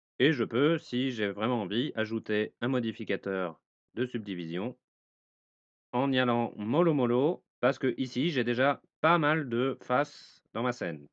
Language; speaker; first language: French; native; French